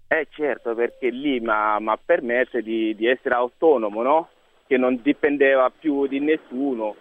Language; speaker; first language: Italian; non-native, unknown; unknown